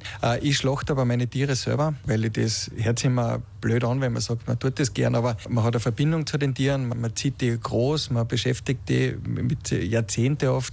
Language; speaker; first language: German; native; German